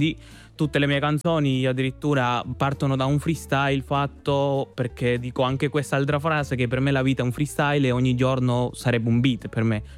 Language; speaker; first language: Italian; non-native, fluent; Spanish